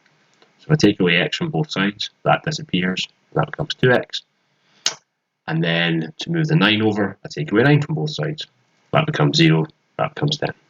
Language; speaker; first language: English; native; English